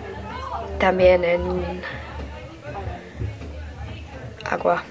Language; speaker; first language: Spanish; non-native, learner; English